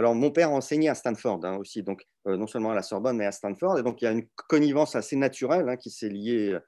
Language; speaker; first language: French; early bilingual, other home language; Russian